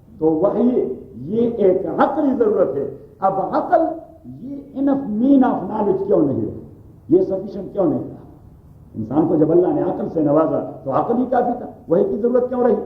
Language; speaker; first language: Urdu; non-native, local second language; Pashto